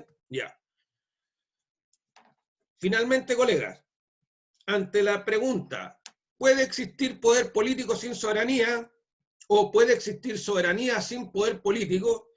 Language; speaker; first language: Spanish; native; Spanish